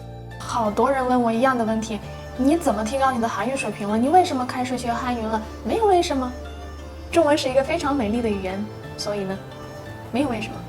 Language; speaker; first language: Chinese; non-native, fluent; Russian